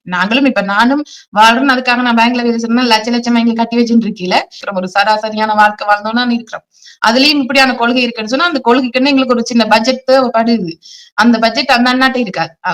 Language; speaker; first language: Tamil; early bilingual, heritage; Tamil